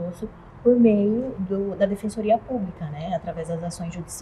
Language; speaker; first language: Portuguese; native; Portuguese